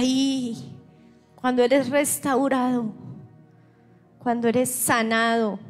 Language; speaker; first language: Spanish; native; Spanish